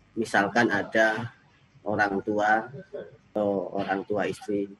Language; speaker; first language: Indonesian; native; Indonesian